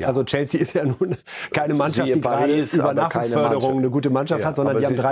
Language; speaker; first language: German; native; German